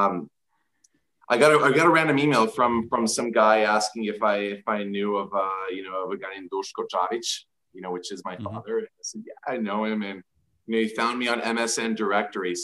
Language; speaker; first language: English; native; English